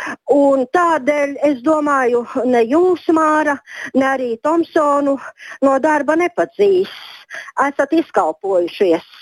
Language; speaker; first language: Latvian; native; Latvian